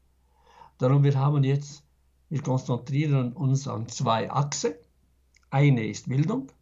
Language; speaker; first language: German; non-native, fluent; Arabic